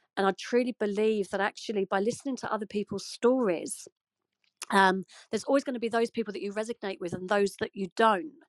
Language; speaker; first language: English; native; English